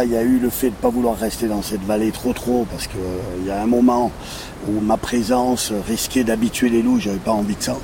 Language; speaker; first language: French; native; French